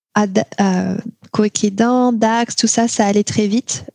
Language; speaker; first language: French; native; French